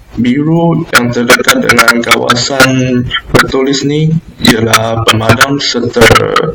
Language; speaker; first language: Malay; non-native, local second language; Chinese